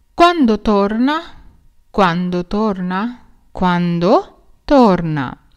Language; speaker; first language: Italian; non-native, learner; Sinhala